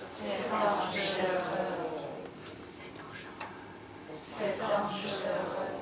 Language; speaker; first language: French; non-native, learner; Russian